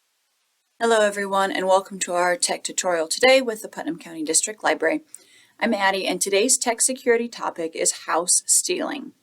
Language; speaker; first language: English; native; English